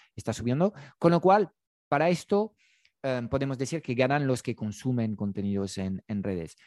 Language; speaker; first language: Spanish; non-native, fluent; French